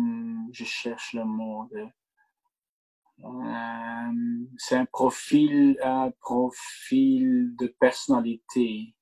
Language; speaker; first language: French; non-native, local second language; Dutch